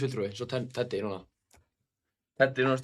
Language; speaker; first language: Icelandic; native; Icelandic